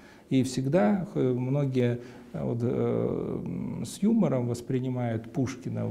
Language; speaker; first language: Russian; native; Russian